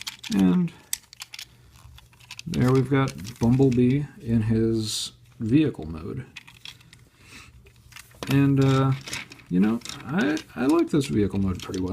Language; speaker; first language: English; native; English